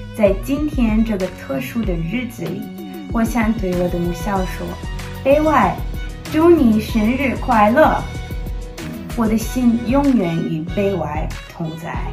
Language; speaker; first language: Chinese; non-native, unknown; Ukrainian